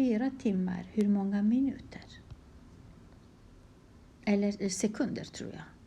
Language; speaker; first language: Swedish; non-native, fluent; Kurdish